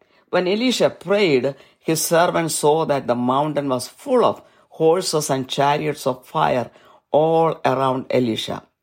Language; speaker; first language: English; non-native, local second language; Malayalam